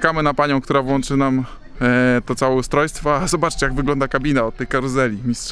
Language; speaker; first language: Polish; native; Polish